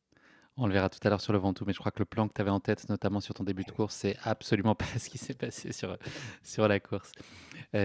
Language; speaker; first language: French; native; French